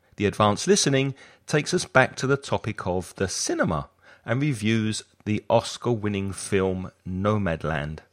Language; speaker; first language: English; native; English